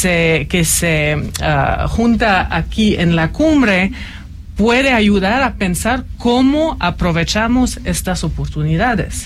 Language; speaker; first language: Spanish; non-native, fluent; French